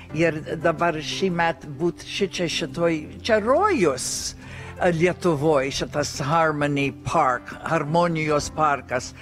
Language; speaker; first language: Lithuanian; early bilingual, heritage; Lithuanian